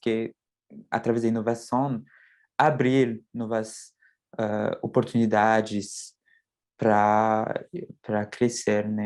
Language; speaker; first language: Portuguese; non-native, fluent; French